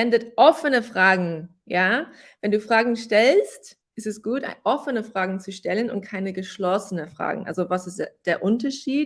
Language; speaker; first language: German; non-native, fluent; English